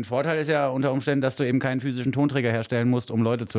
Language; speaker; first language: German; native; German